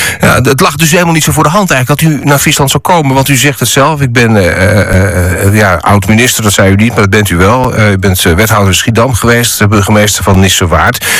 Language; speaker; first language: Dutch; non-native, local second language; Western Frisian